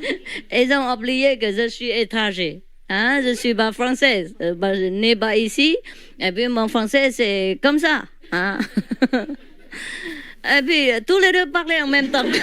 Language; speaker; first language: French; non-native, learner; Vietnamese